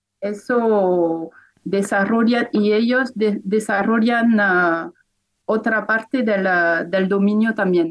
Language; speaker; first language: Spanish; non-native, fluent; French